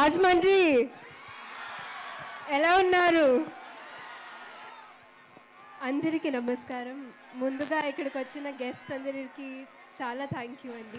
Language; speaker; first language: Telugu; non-native, fluent; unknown